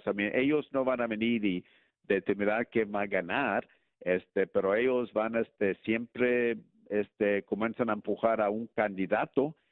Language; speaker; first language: Spanish; early bilingual, heritage; Spanish